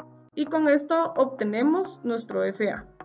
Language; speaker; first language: Spanish; native; Spanish